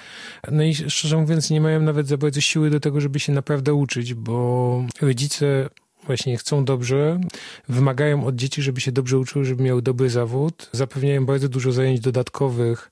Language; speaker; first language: Polish; native; Polish